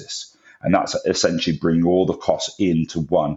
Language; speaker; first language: English; native; English